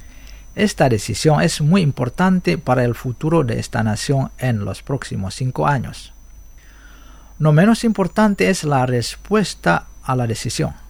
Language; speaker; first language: Spanish; non-native, fluent; Indonesian